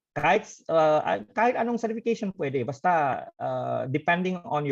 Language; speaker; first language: Filipino; non-native, fluent; Indonesian